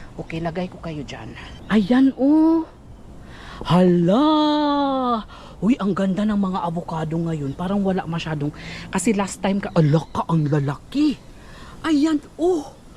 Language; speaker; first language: Filipino; non-native, local second language; Cebuano